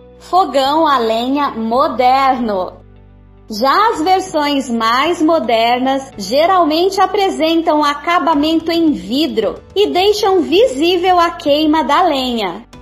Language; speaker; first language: Portuguese; native; Portuguese